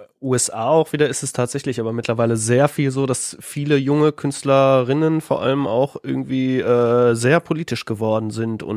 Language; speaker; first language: German; native; German